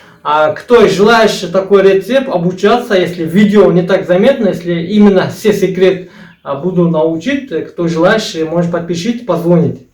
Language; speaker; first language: Russian; non-native, learner; Uzbek